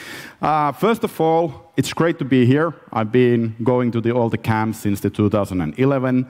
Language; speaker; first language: English; non-native, fluent; Finnish